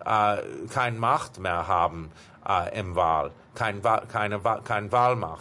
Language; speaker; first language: German; non-native, fluent; English